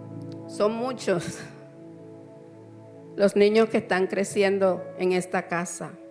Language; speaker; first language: Spanish; native; Spanish